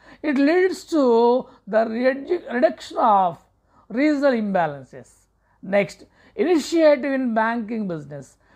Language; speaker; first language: English; non-native, local second language; Telugu